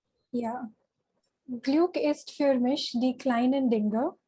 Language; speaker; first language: German; non-native, learner; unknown